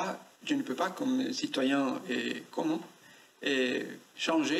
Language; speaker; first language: French; non-native, learner; Spanish